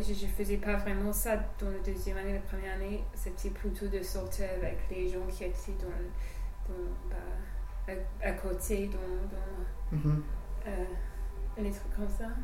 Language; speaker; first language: French; non-native, fluent; English